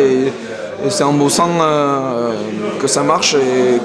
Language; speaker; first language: French; native; French